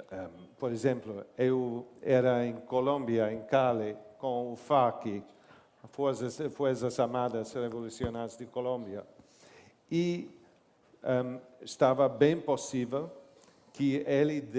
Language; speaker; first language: Portuguese; non-native, learner; English